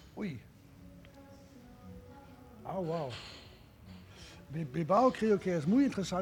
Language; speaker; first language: Spanish; non-native, learner; German